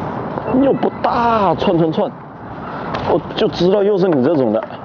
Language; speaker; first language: Chinese; native; Chinese